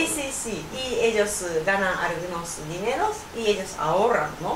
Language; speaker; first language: Spanish; non-native, learner; Japanese